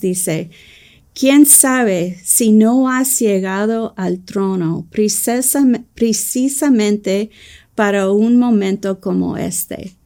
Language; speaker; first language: Spanish; early bilingual, heritage; English